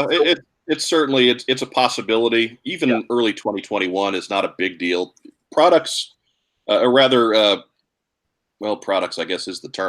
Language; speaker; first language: English; native; English